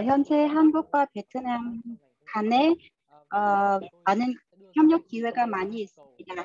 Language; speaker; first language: Korean; non-native, fluent; Vietnamese